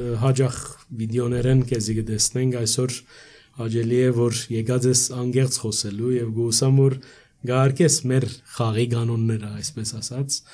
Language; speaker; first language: Armenian; early bilingual, heritage; Armenian